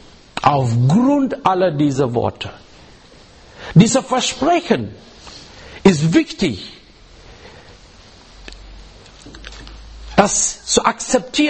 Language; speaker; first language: German; non-native, learner; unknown